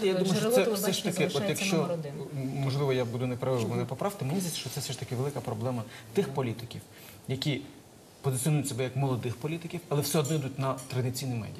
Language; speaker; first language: Ukrainian; native; Ukrainian